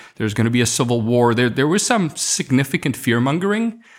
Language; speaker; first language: English; non-native, local second language; Afrikaans